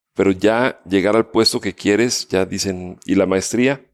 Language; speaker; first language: Spanish; native; Spanish